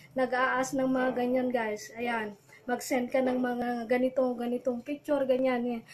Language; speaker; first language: Filipino; non-native, local second language; Iloko